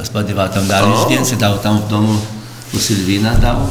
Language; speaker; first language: Polish; early bilingual, heritage; Polish